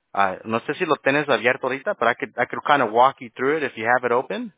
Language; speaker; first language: Spanish; early bilingual, heritage; Spanish